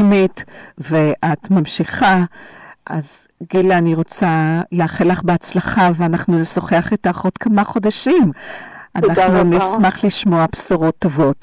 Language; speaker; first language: Hebrew; native; Hebrew